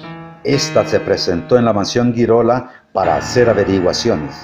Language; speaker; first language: Spanish; native; Spanish